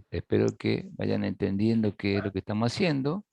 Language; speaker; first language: Spanish; native; Spanish